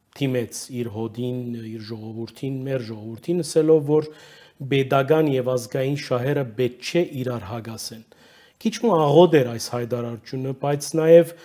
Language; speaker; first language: Armenian; early bilingual, heritage; Armenian